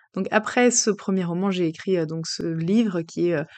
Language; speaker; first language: French; native; French